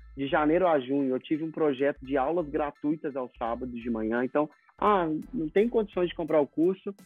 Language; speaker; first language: Portuguese; native; Portuguese